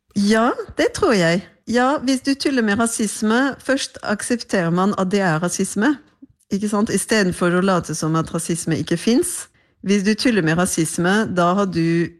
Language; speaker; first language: Norwegian; non-native, fluent; French